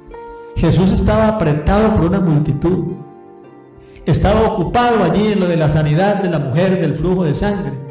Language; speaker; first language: Spanish; native; Spanish